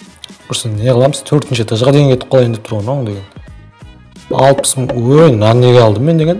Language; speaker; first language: Kazakh; native; Kazakh